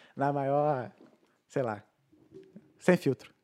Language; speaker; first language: Portuguese; native; Portuguese